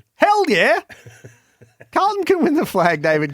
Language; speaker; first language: English; native; English